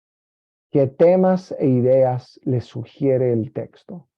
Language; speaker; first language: Spanish; non-native, fluent; English